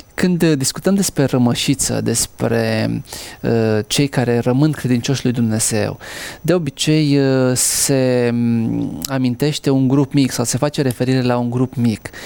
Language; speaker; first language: Romanian; native; Romanian